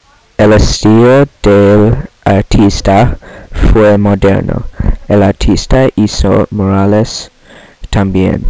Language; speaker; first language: Spanish; non-native, learner; English